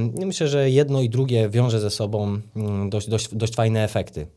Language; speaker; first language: Polish; native; Polish